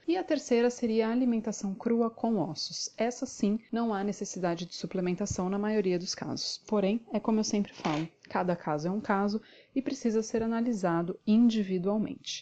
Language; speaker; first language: Portuguese; native; Portuguese